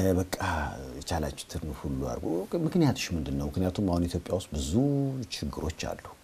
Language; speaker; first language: Amharic; native; Amharic